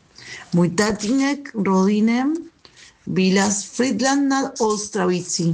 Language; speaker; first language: Czech; early bilingual, heritage; Spanish